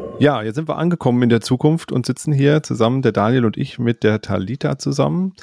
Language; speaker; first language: German; native; German